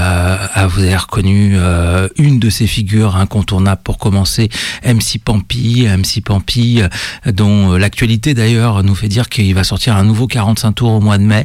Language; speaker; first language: French; native; French